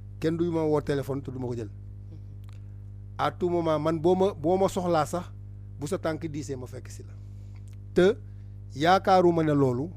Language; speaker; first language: Wolof; native; Wolof